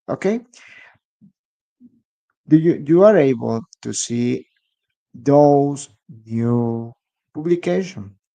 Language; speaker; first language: English; non-native, learner; Spanish